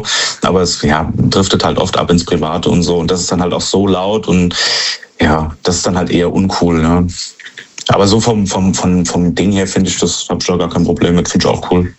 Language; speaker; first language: German; native; German